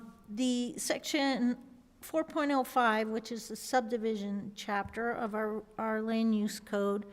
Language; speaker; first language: English; native; English